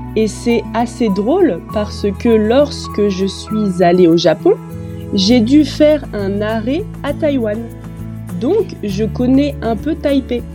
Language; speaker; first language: French; native; French